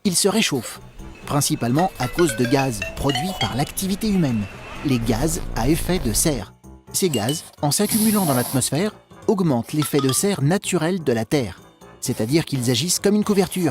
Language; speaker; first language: French; native; French